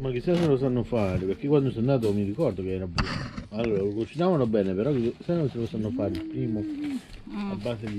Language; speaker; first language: Italian; native; Italian